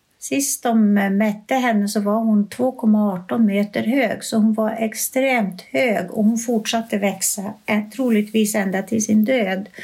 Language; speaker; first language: Swedish; native; Swedish